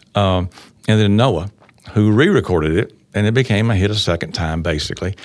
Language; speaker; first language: English; native; English